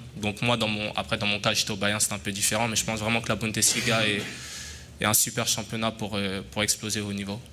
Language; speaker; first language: French; native; French